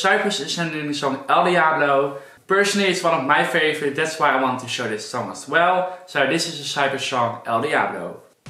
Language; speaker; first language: English; non-native, fluent; Dutch